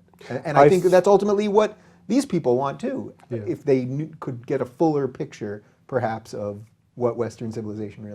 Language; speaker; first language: English; native; English